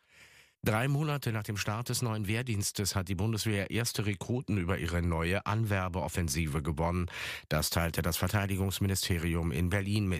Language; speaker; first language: German; native; German